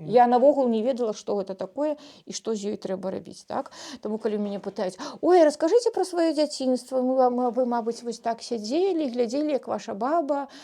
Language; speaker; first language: Belarusian; native; Belarusian